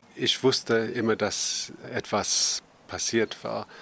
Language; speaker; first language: German; non-native, learner; English